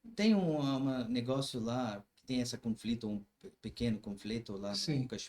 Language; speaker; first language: Portuguese; non-native, learner; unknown